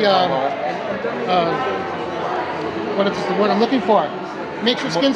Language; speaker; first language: English; native; English